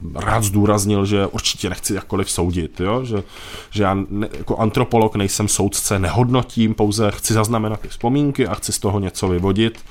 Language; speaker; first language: Czech; native; Czech